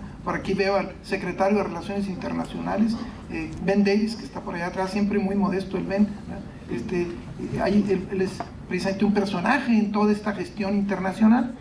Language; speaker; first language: Spanish; native; Spanish